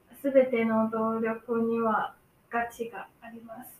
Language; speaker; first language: Japanese; non-native, learner; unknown